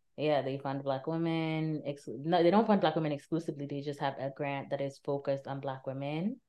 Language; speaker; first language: English; native; English